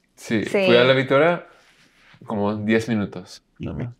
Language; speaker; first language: Spanish; non-native, learner; English